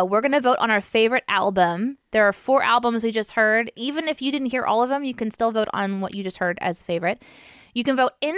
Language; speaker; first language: English; native; English